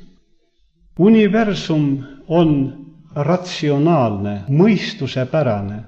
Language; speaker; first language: Estonian; native; Estonian